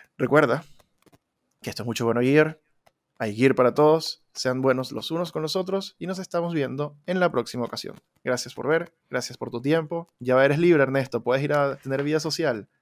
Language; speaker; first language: Spanish; native; Spanish